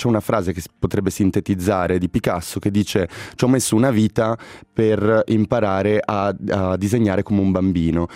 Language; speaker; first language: Italian; early bilingual, other home language; Arabic